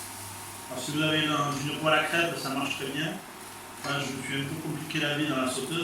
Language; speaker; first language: French; native; French